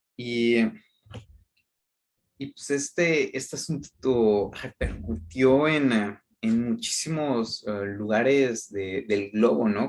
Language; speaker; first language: Spanish; native; Spanish